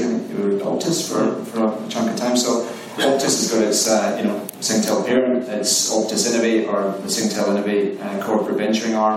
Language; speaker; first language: English; native; English